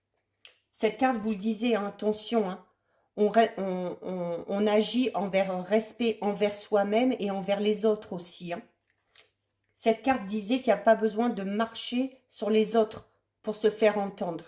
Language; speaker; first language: French; native; French